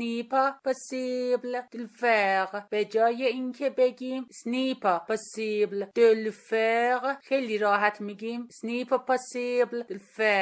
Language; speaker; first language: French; non-native, fluent; Persian